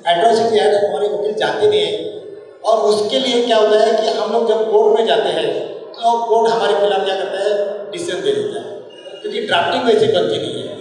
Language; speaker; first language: Hindi; non-native, local second language; Marathi